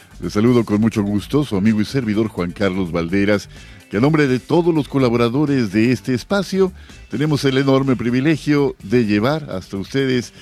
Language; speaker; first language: Spanish; native; Spanish